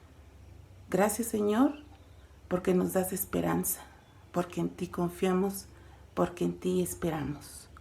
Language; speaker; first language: Spanish; native; Spanish